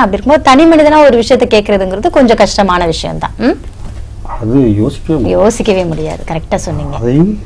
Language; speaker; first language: Tamil; native; Tamil